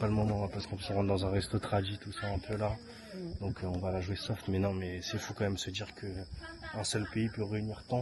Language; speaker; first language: French; native; French